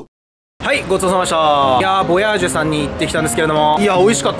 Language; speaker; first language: Japanese; native; Japanese